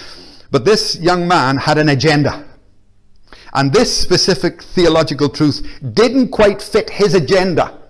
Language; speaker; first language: English; native; English